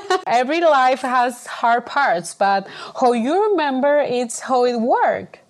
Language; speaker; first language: English; non-native, fluent; Spanish